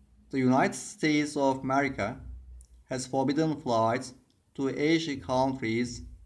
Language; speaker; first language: English; non-native, fluent; Turkish